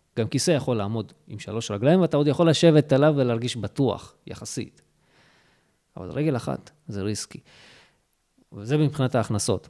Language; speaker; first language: Hebrew; early bilingual, other home language; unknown